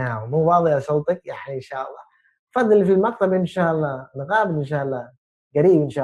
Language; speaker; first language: Arabic; non-native, fluent; Urdu